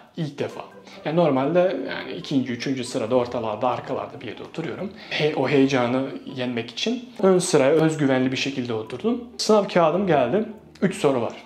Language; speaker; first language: Turkish; non-native, fluent; Bosnian